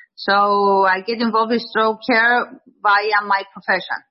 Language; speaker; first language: English; non-native, fluent; Greek